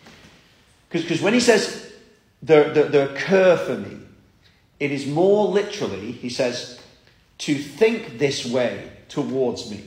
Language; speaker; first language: English; native; English